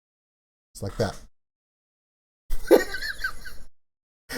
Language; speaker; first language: English; native; English